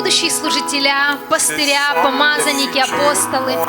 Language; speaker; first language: Russian; native; Russian